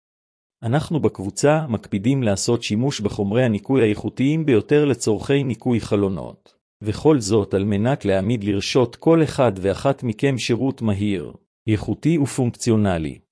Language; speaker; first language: Hebrew; native; Hebrew